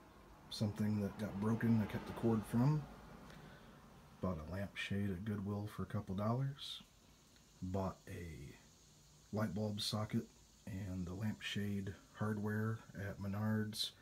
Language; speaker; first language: English; native; English